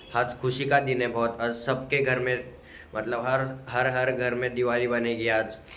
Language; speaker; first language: Hindi; non-native, local second language; Marathi